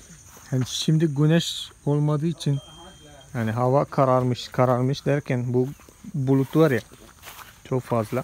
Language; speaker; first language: Turkish; non-native, fluent; Malayalam